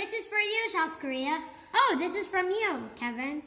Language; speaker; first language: English; native; English